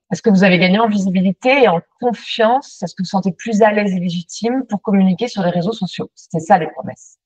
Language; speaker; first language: French; native; French